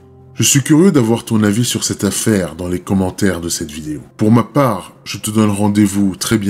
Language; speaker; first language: French; native; French